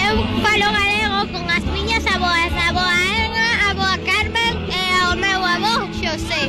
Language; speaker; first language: Galician; non-native, local second language; Spanish